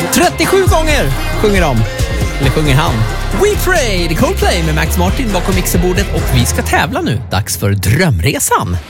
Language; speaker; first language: Swedish; native; Swedish